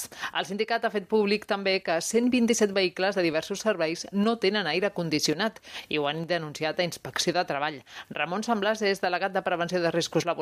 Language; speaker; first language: Catalan; native; Catalan